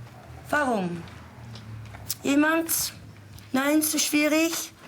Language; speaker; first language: German; non-native, fluent; English